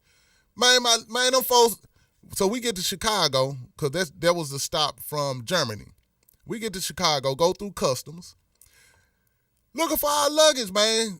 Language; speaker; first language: English; native; English